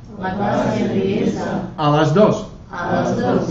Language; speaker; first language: Spanish; non-native, learner; English